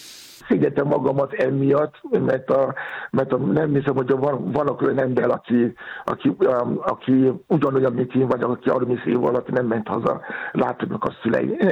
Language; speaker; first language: Hungarian; non-native, fluent; Yoruba